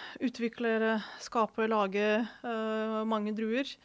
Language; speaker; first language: Norwegian; non-native, fluent; Ukrainian